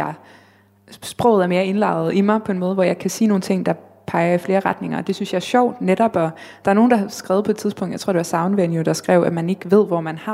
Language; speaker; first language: Danish; native; Danish